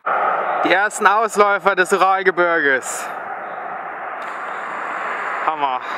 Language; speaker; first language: German; native; German